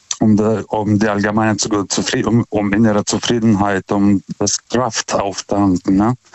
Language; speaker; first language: German; non-native, fluent; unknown